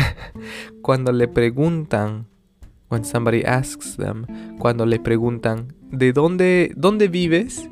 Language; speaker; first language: Spanish; early bilingual, other home language; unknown